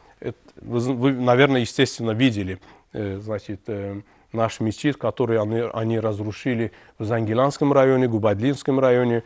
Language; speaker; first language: Russian; non-native, local second language; Azerbaijani